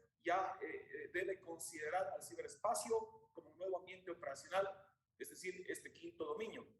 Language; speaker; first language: Spanish; native; Spanish